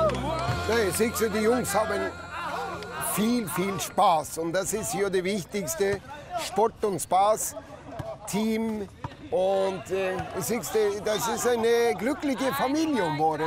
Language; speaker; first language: German; non-native, fluent; Norwegian